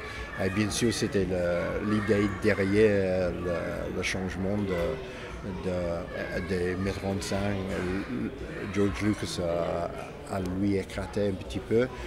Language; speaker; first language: French; non-native, fluent; English